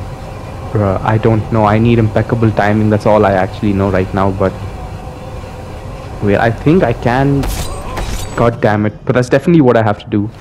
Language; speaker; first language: English; native; English